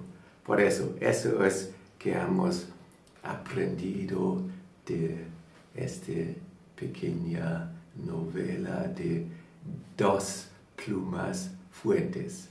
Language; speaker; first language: Spanish; non-native, learner; German